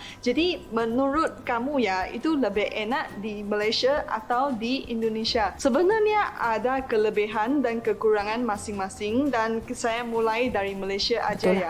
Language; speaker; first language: Indonesian; non-native, fluent; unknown